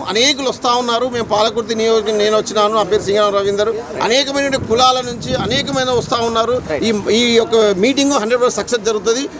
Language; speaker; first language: Telugu; native; Telugu